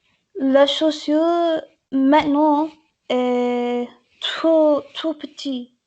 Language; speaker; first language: French; non-native, learner; English